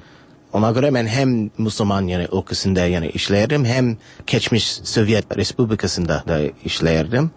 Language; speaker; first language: Turkish; non-native, learner; English